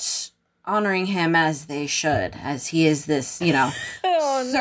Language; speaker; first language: English; native; English